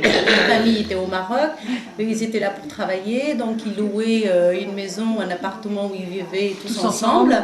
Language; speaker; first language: French; early bilingual, other home language; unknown